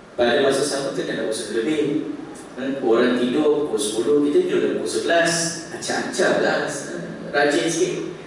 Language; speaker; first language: Malay; native; Malay